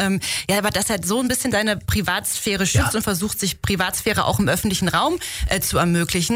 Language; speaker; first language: German; native; German